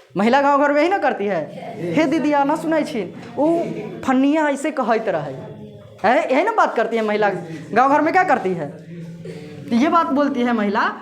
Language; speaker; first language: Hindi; native; Hindi